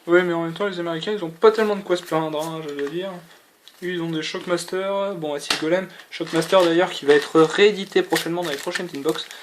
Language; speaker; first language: French; native; French